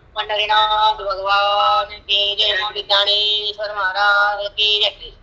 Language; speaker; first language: Hindi; non-native, local second language; Marathi